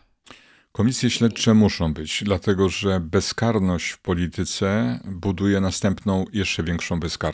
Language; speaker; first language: Polish; native; Polish